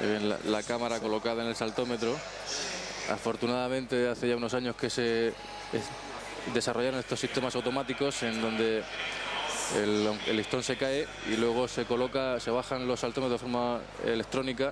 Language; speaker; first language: Spanish; native; Spanish